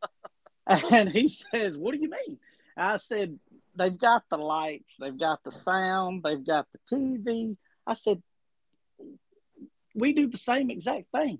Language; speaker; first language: English; native; English